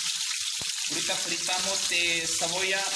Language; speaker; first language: Spanish; non-native, learner; Urdu